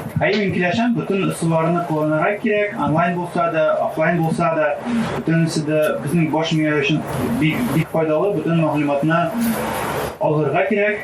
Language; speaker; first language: Tatar; non-native, local second language; Russian